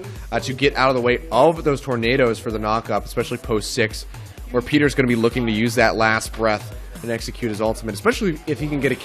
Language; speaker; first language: English; native; English